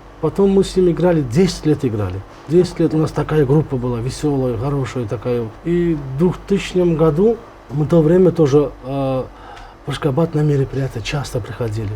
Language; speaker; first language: Russian; non-native, local second language; Turkmen